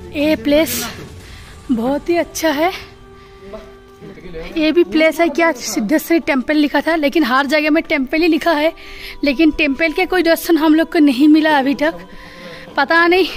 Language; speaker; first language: Hindi; non-native, local second language; Bangla